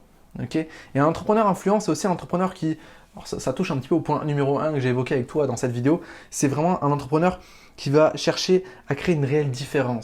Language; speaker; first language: French; native; French